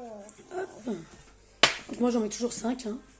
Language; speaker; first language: French; native; French